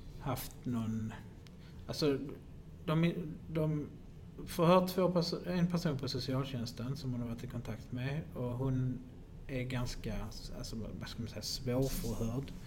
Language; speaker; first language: Swedish; native; Swedish